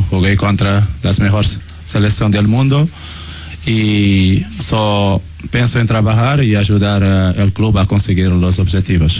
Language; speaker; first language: Spanish; non-native, learner; Portuguese